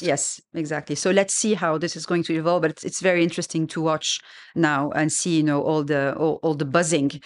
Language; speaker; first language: English; non-native, fluent; French